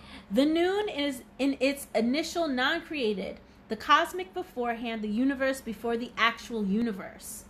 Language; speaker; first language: English; native; English